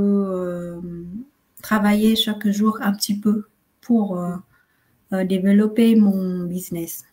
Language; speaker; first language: French; non-native, fluent; Vietnamese